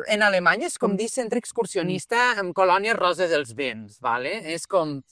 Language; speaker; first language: Catalan; early bilingual, other home language; Portuguese